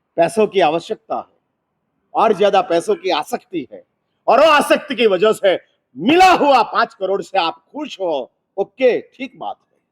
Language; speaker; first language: Hindi; non-native, local second language; Gujarati